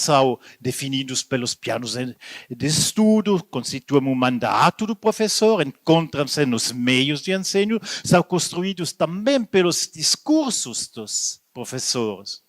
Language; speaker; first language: Portuguese; non-native, fluent; Italian